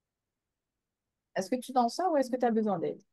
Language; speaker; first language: French; native; French